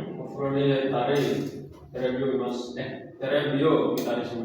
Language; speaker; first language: Japanese; non-native, learner; Indonesian